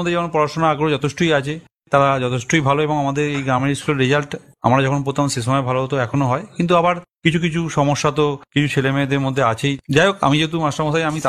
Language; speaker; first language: Bangla; native; Bangla